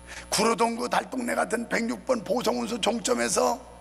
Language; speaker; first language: Korean; native; Korean